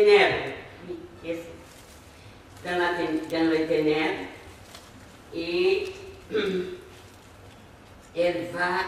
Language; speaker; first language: French; non-native, fluent; Portuguese